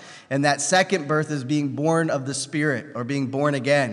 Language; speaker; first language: English; native; English